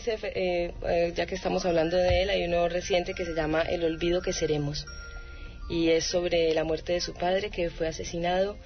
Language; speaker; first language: Spanish; native; Spanish